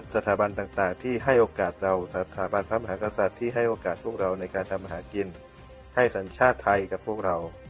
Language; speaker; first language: Thai; native; Thai